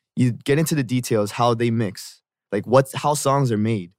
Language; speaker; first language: English; early bilingual, other home language; Korean